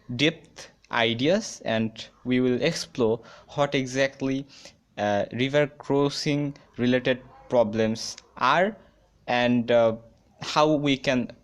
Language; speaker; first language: English; non-native, local second language; Bangla